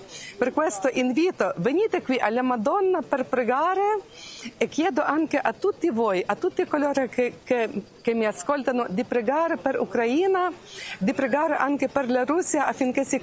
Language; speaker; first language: Italian; non-native, fluent; Ukrainian